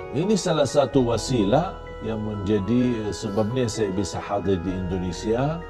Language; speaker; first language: Indonesian; non-native, fluent; Arabic